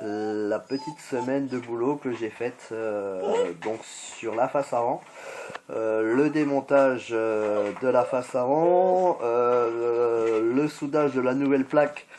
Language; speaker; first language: French; native; French